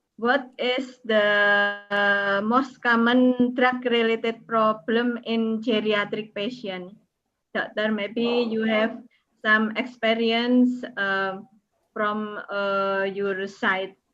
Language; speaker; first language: English; non-native, learner; Indonesian